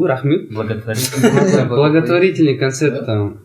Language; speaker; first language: Russian; non-native, local second language; Kazakh